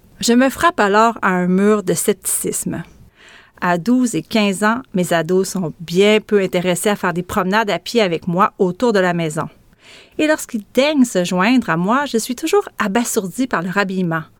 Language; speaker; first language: French; native; French